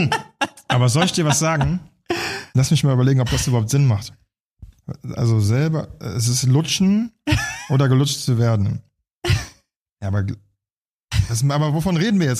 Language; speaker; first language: German; native; German